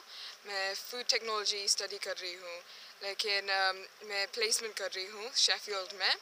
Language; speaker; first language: Hindi; early bilingual, heritage; Hindi